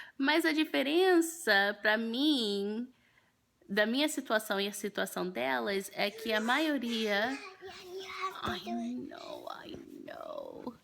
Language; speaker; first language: Portuguese; early bilingual, heritage; Portuguese